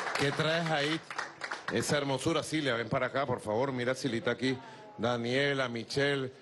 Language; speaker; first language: Spanish; native; Spanish